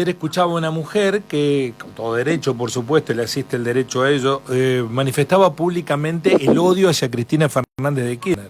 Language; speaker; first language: Spanish; native; Spanish